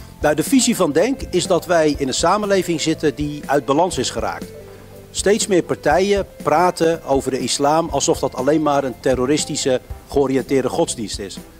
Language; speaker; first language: Dutch; early bilingual, other home language; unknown